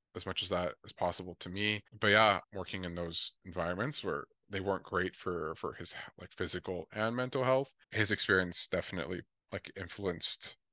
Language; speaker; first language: English; native; English